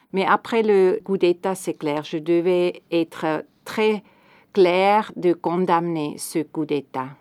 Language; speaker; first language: French; non-native, fluent; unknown